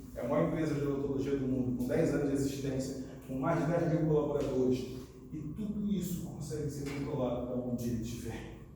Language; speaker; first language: Portuguese; native; Portuguese